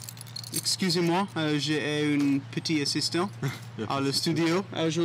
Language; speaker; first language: French; non-native, learner; English